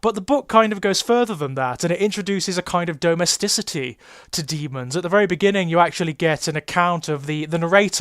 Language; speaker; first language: English; native; English